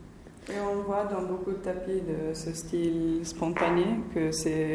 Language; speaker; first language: French; non-native, fluent; Spanish